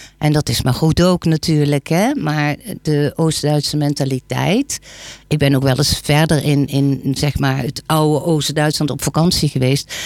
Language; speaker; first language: Dutch; native; Dutch